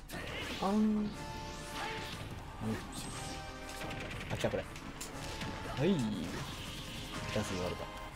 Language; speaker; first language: Japanese; native; Japanese